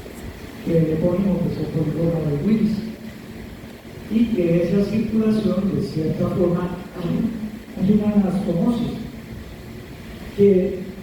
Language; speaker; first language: Spanish; native; Spanish